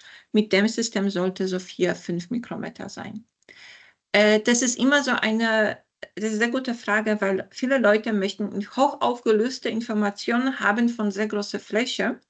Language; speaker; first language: German; non-native, fluent; Polish